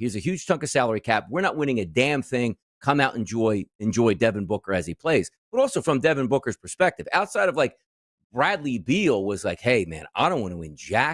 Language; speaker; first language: English; native; English